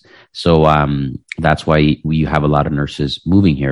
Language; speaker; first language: English; non-native, local second language; Filipino